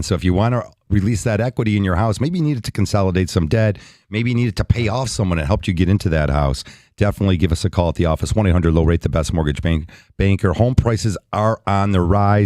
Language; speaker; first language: English; native; English